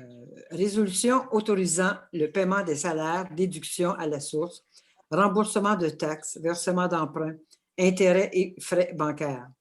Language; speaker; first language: French; native; French